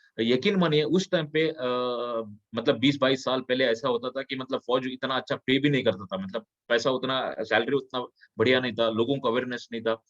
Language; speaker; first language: Hindi; non-native, local second language; Kannada